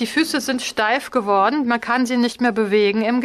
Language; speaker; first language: German; native; German